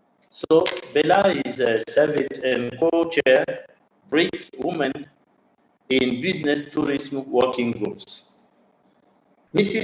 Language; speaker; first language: English; non-native, learner; French